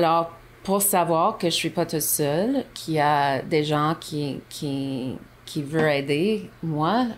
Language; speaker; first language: French; non-native, local second language; English